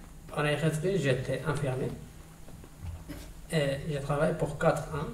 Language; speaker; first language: French; non-native, learner; Tigrinya